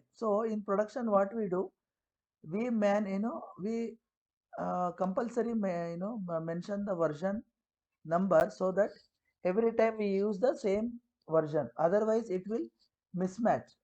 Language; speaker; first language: English; non-native, local second language; Kannada